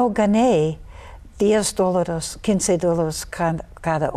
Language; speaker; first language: Spanish; non-native, learner; English